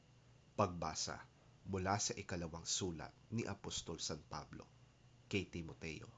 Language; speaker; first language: Filipino; native; Filipino